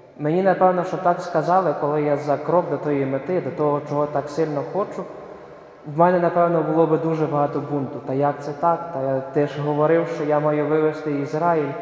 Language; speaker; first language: Ukrainian; native; Ukrainian